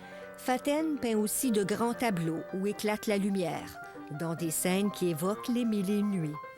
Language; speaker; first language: French; native; French